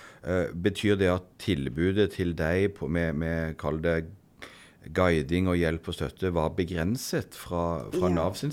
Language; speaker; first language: Norwegian; native; Norwegian